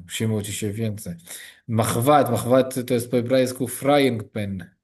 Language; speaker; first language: Polish; non-native, learner; Hebrew